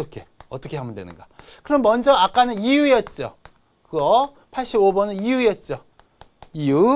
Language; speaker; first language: Korean; native; Korean